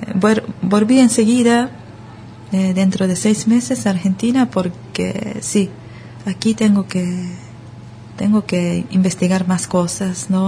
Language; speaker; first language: Spanish; non-native, learner; Japanese